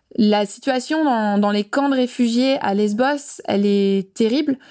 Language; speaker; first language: French; native; French